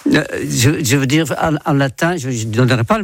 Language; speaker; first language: French; non-native, fluent; Dutch